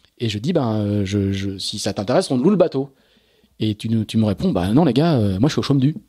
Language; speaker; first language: French; native; French